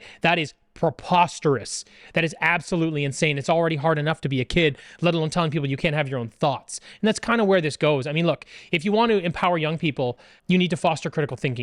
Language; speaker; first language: English; native; English